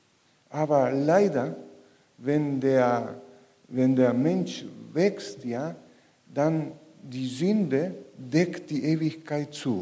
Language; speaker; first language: German; non-native, learner; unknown